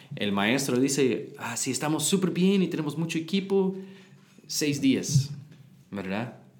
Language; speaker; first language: Spanish; non-native, learner; English